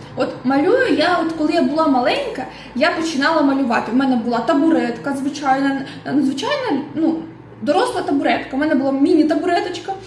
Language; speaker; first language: Ukrainian; non-native, local second language; Russian